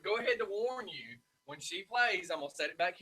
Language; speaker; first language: English; native; English